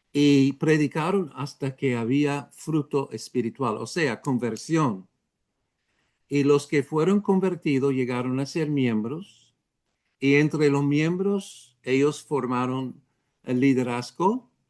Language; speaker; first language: Spanish; non-native, fluent; English